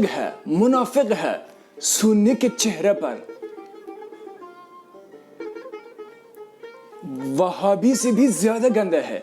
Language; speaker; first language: Urdu; non-native, fluent; Persian